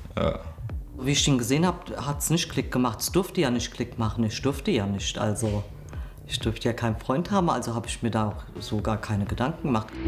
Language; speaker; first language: German; early bilingual, other home language; Kurdish